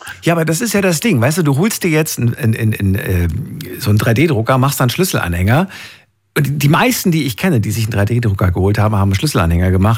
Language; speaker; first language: German; native; German